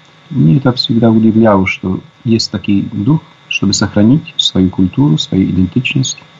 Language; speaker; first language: Russian; non-native, fluent; Polish